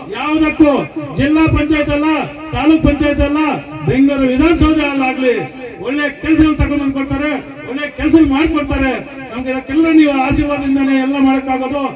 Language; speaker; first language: Kannada; native; Kannada